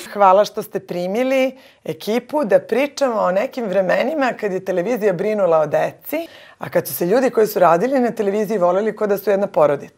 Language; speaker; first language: Serbian; native; Serbian